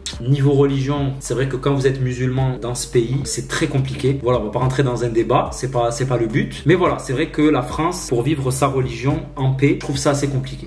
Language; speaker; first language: French; native; French